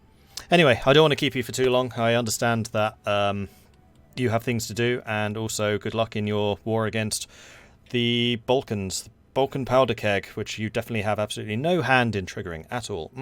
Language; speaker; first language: English; native; English